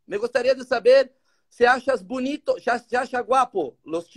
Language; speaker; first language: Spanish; non-native, learner; Portuguese